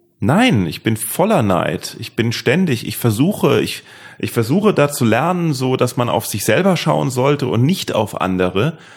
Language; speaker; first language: German; native; German